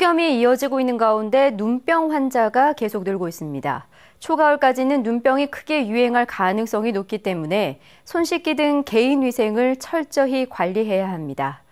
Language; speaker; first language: Korean; native; Korean